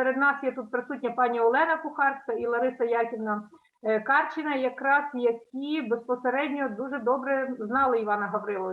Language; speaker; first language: Ukrainian; native; Ukrainian